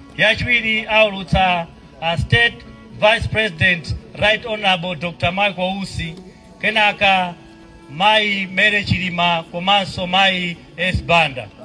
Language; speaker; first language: Nyanja; native; Nyanja